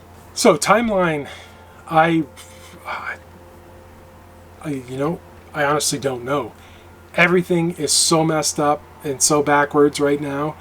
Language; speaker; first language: English; native; English